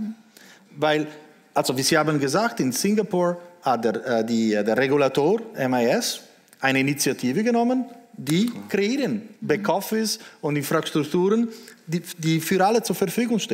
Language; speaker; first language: German; non-native, local second language; Italian